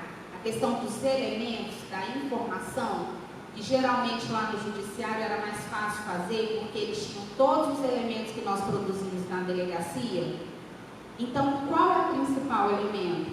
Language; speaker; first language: Portuguese; native; Portuguese